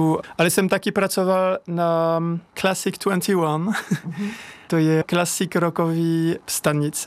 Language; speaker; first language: Czech; non-native, fluent; French